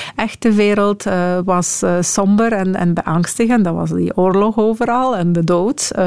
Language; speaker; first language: Dutch; non-native, fluent; Polish